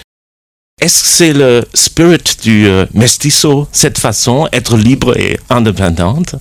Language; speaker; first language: French; non-native, fluent; German